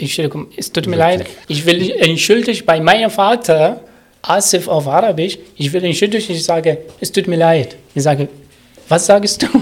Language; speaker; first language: German; non-native, learner; Arabic